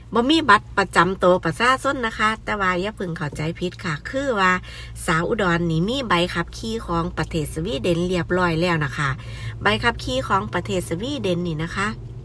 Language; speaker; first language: Thai; native; Thai